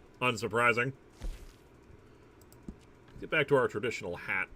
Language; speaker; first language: English; native; English